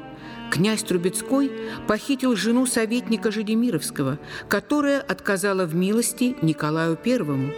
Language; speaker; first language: Russian; native; Russian